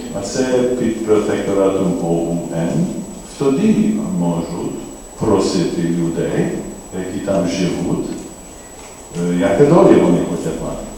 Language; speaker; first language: Ukrainian; non-native, fluent; English